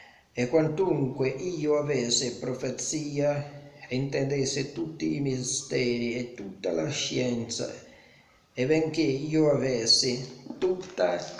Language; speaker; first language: Italian; non-native, learner; Portuguese